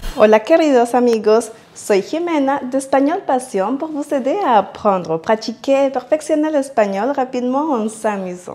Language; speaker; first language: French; non-native, fluent; Spanish